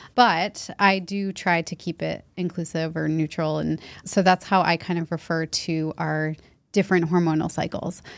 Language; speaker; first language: English; native; English